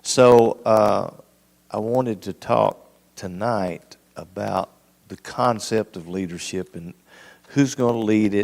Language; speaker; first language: English; native; English